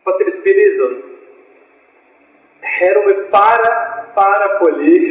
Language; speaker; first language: Greek; non-native, fluent; Portuguese